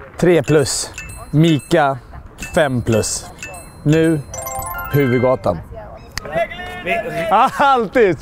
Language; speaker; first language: Swedish; native; Swedish